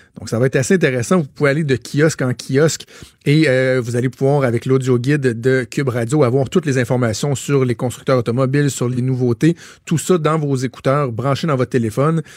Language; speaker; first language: French; native; French